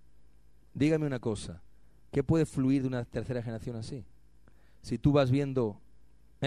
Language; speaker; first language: Spanish; native; Spanish